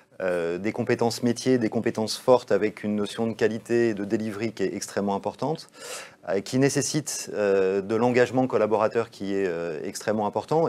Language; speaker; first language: French; native; French